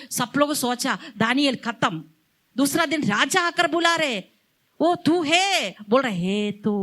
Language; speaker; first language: Hindi; non-native, local second language; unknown